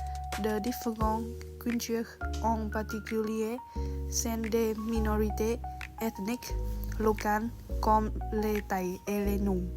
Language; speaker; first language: French; non-native, learner; Vietnamese